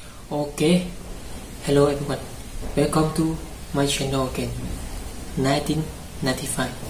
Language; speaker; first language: English; non-native, learner; Vietnamese